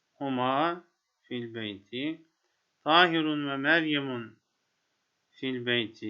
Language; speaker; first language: Arabic; non-native, fluent; Turkish